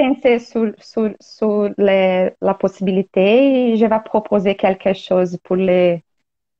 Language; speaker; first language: French; non-native, learner; Portuguese